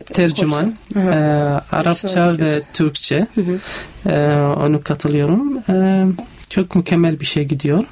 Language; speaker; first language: Turkish; non-native, learner; Arabic